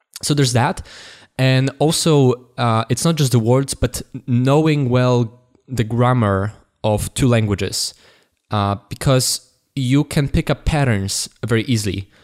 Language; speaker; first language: English; non-native, fluent; Polish